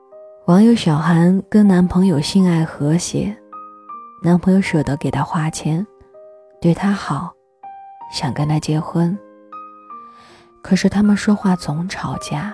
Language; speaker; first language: Chinese; native; Chinese